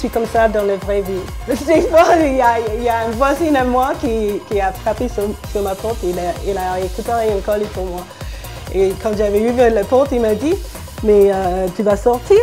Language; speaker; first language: French; non-native, fluent; English